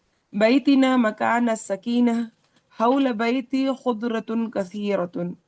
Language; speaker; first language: Arabic; non-native, learner; Urdu